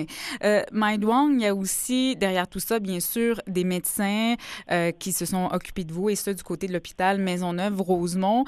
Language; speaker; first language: French; native; French